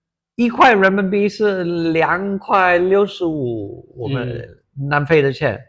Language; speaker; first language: Chinese; non-native, fluent; English